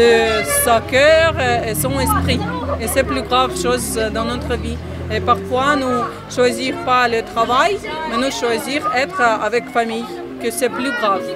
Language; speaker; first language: French; non-native, learner; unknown